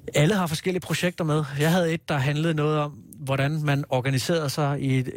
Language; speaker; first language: Danish; native; Danish